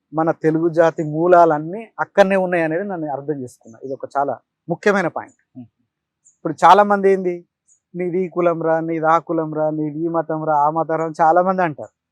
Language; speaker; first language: Telugu; native; Telugu